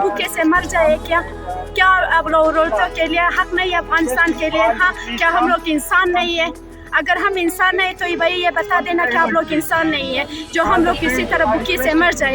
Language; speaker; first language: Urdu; non-native, learner; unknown